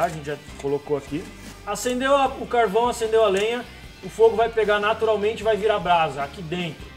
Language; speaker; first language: Portuguese; native; Portuguese